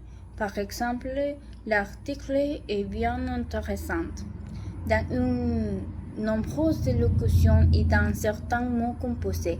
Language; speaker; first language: French; non-native, learner; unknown